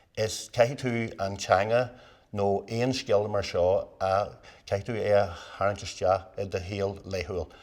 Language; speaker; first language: Irish; non-native, local second language; English